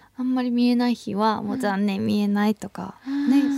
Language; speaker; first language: Japanese; non-native, fluent; Korean